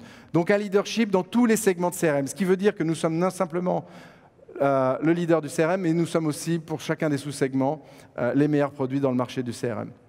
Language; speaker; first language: French; native; French